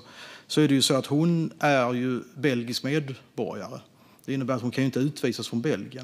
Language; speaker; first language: Swedish; native; Swedish